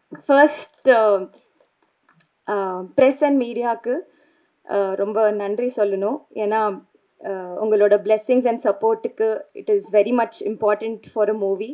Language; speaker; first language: Tamil; non-native, learner; Telugu